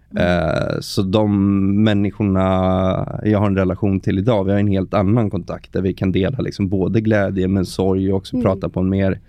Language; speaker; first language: Swedish; native; Swedish